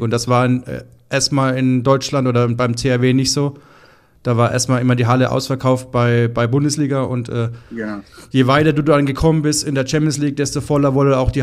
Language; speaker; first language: German; native; German